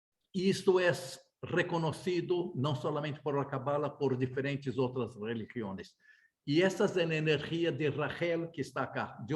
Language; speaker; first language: Spanish; non-native, fluent; Portuguese